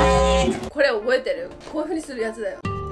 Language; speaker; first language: Japanese; native; Japanese